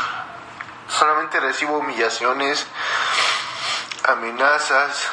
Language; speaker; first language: Spanish; native; Spanish